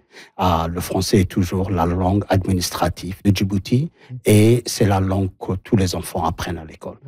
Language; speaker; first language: French; non-native, local second language; Somali